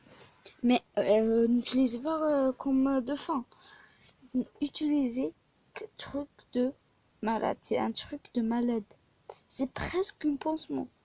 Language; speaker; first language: French; non-native, learner; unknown